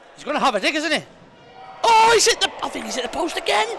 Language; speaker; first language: English; native; English